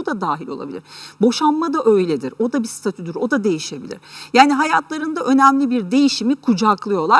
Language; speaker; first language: Turkish; native; Turkish